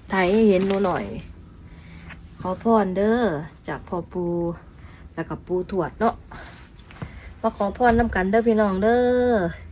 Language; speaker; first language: Thai; native; Thai